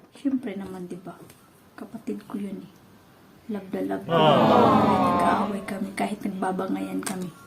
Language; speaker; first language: Filipino; non-native, local second language; Cebuano